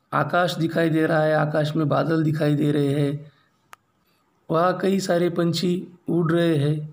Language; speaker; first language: Hindi; non-native, local second language; Marathi